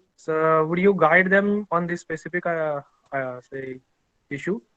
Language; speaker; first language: English; non-native, local second language; Marathi